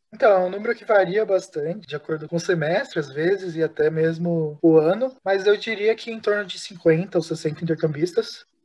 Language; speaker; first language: Portuguese; native; Portuguese